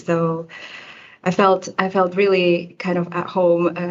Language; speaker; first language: English; non-native, fluent; Indonesian